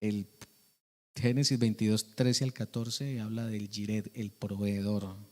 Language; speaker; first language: Spanish; native; Spanish